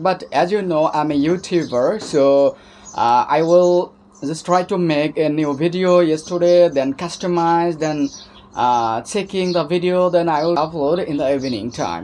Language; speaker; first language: English; non-native, learner; Bangla